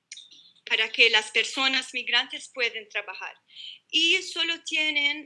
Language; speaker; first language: Spanish; non-native, learner; Arabic